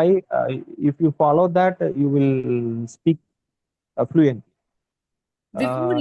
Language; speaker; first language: English; non-native, learner; Tamil